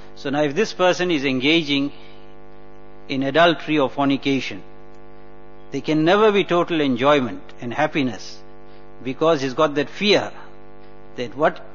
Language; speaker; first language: English; native; English